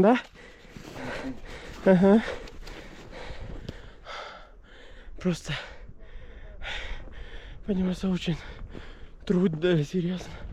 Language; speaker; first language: Russian; non-native, learner; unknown